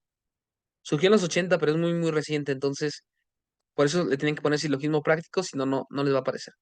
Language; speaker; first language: Spanish; native; Spanish